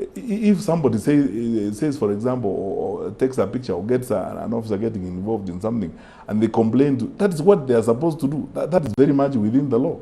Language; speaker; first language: English; non-native, local second language; Gusii